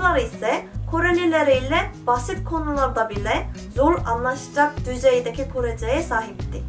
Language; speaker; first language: Turkish; non-native, fluent; Korean